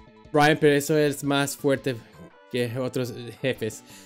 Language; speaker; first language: Spanish; non-native, learner; English